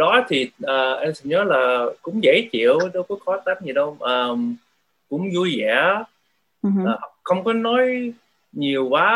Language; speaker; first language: Vietnamese; early bilingual, heritage; Vietnamese